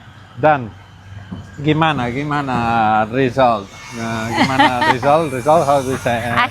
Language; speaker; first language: Indonesian; non-native, learner; Catalan